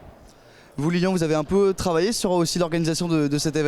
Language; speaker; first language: French; native; French